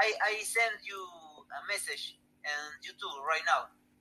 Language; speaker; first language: English; non-native, learner; Spanish